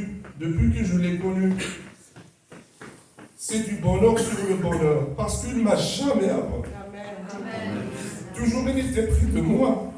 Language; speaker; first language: French; non-native, local second language; Kabyle